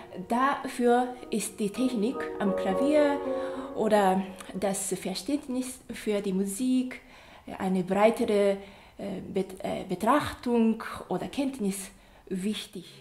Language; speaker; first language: German; non-native, fluent; Japanese